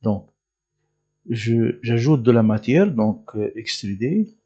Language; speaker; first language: French; non-native, local second language; Arabic